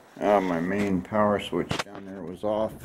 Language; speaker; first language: English; native; English